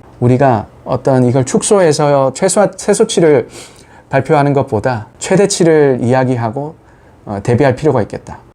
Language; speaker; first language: Korean; native; Korean